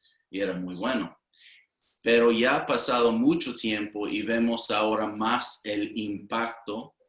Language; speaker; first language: Spanish; non-native, fluent; English